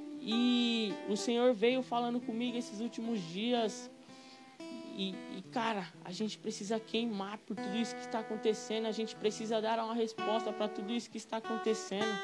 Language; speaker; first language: Portuguese; native; Portuguese